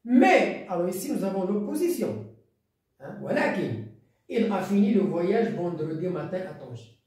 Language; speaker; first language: French; non-native, local second language; Arabic